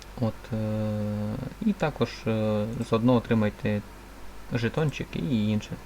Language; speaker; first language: Ukrainian; native; Ukrainian